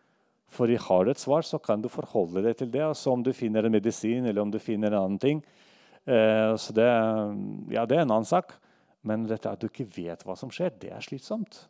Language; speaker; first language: Norwegian; non-native, fluent; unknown